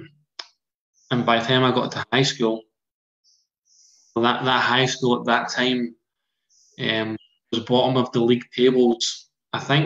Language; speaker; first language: English; native; English